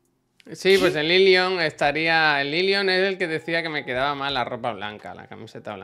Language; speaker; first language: Spanish; native; Spanish